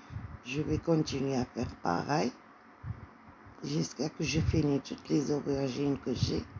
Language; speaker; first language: French; non-native, fluent; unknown